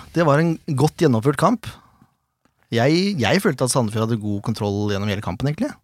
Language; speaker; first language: Norwegian; native; Norwegian